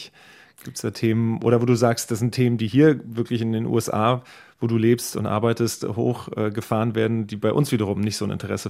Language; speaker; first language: German; native; German